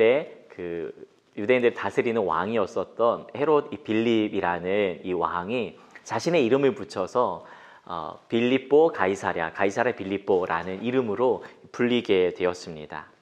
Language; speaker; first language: Korean; native; Korean